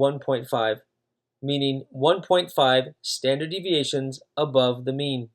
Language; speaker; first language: English; native; English